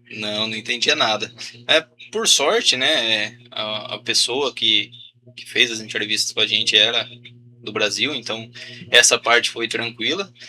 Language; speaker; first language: Portuguese; native; Portuguese